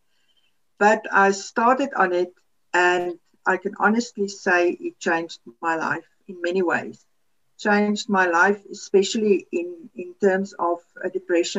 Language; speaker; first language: English; non-native, local second language; Afrikaans